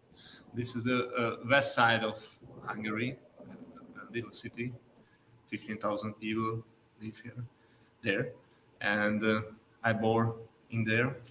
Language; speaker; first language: English; non-native, learner; Hungarian